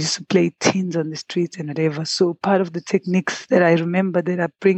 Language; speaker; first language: English; non-native, local second language; Zulu